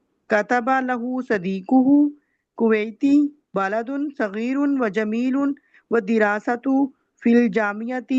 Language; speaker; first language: Arabic; non-native, learner; Urdu